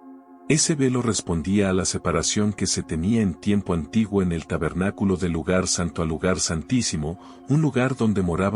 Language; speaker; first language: Spanish; native; Spanish